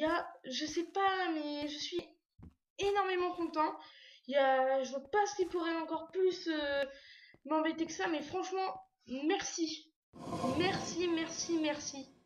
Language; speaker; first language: French; native; French